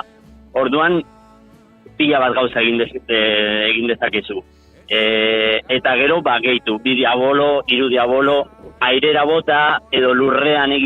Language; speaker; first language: Basque; non-native, local second language; Spanish